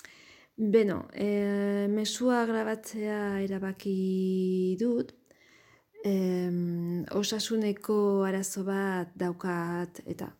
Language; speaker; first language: Basque; non-native, learner; Spanish